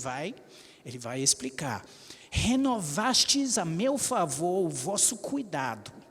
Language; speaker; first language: Portuguese; non-native, fluent; English